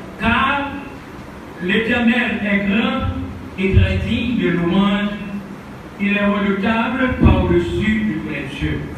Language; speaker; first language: French; non-native, local second language; Haitian Creole